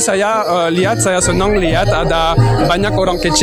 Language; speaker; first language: Indonesian; non-native, learner; French